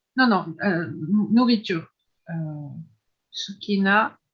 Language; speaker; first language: French; non-native, fluent; Japanese